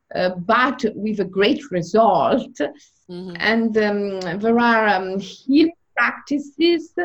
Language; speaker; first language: English; non-native, fluent; Italian